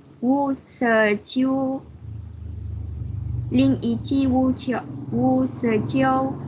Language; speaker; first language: Chinese; non-native, learner; Malay